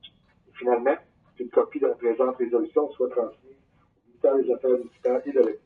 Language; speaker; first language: French; native; French